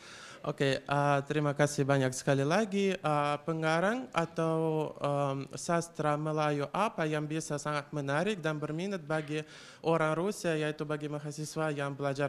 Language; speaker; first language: Indonesian; non-native, fluent; Russian